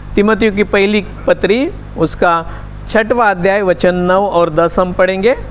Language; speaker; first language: Hindi; non-native, local second language; Marathi